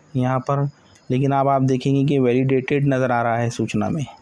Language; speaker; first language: Hindi; non-native, local second language; Marathi